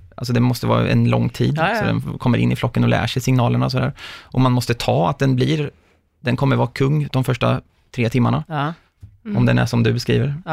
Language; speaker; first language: Swedish; native; Swedish